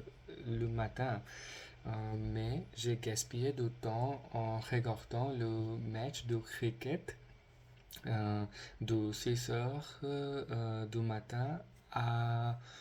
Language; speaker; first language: French; non-native, learner; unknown